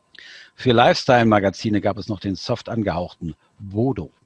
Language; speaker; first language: German; native; German